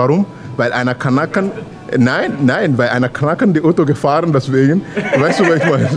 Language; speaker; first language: German; non-native, learner; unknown